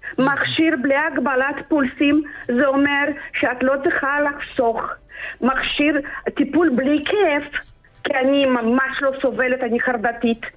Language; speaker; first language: Hebrew; non-native, fluent; Russian